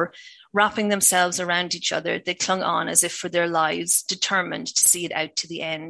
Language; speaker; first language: English; native; English